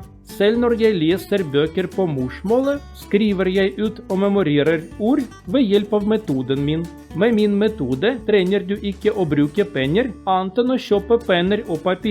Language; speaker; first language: Norwegian; non-native, learner; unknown